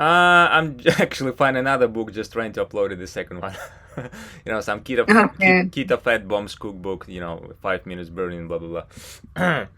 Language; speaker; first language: English; non-native, fluent; Russian